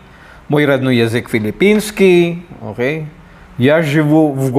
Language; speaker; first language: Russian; non-native, fluent; Filipino